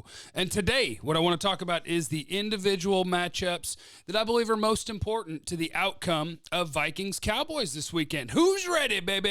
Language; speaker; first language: English; native; English